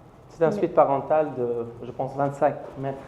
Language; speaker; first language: French; non-native, learner; Arabic